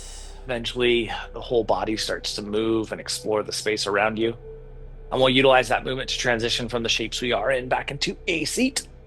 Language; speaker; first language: English; native; English